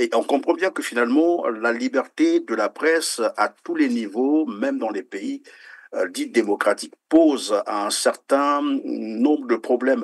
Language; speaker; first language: French; native; French